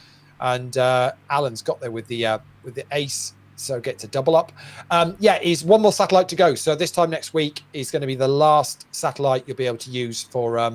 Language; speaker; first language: English; native; English